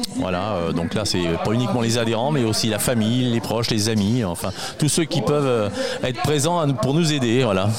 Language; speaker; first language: French; native; French